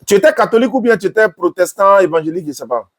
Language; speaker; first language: French; non-native, local second language; Dyula